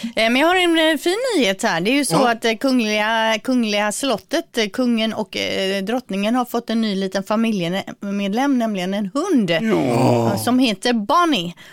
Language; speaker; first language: Swedish; native; Swedish